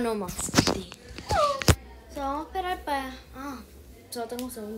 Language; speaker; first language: Spanish; early bilingual, heritage; Spanish